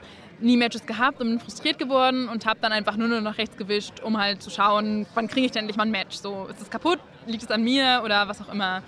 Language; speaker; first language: German; native; German